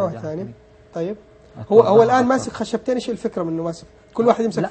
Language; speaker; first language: Arabic; native; Arabic